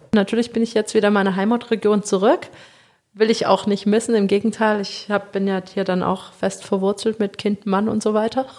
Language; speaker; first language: German; native; German